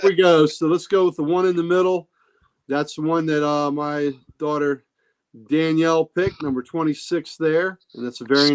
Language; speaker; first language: English; native; English